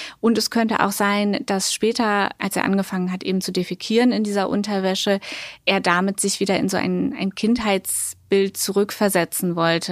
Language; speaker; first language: German; native; German